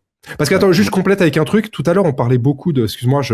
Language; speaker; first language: French; native; French